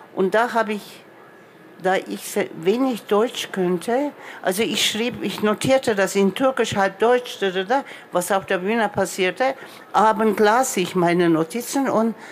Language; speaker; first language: German; non-native, fluent; Turkish